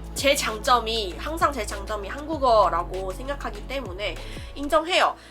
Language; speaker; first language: Korean; non-native, fluent; Chinese